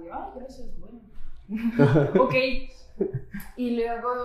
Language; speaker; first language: Spanish; non-native, fluent; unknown